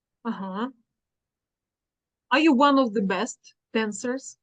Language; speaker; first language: English; non-native, fluent; Russian